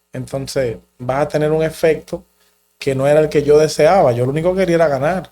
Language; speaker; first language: Spanish; native; Spanish